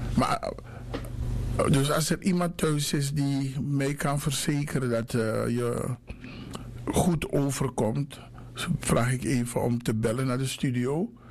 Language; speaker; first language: Dutch; native; Dutch